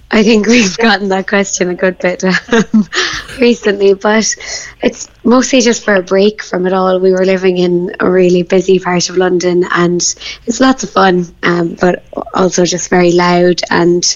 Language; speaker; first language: English; native; English